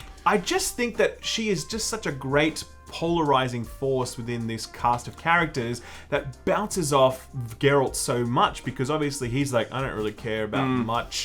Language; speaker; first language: English; native; English